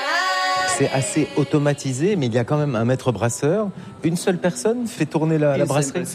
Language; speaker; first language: French; native; French